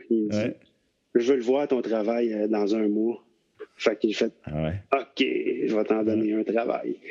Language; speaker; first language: French; native; French